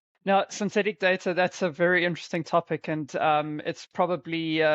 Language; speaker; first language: English; native; English